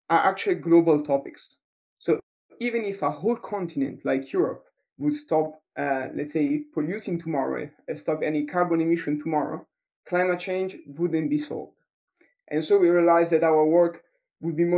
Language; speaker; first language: English; non-native, fluent; Italian